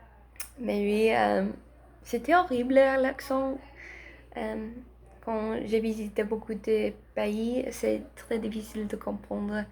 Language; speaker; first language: French; non-native, learner; Spanish